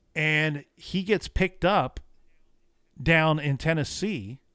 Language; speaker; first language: English; native; English